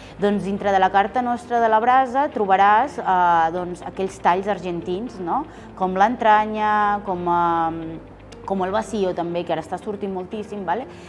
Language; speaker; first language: Catalan; non-native, fluent; Spanish